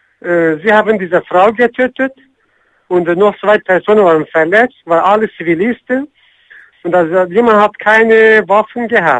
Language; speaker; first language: German; non-native, learner; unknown